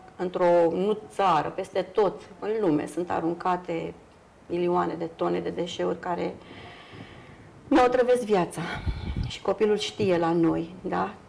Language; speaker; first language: Romanian; native; Romanian